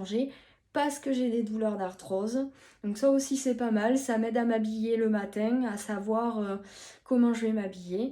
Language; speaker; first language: French; native; French